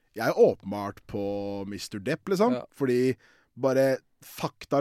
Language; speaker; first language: Norwegian; native; Norwegian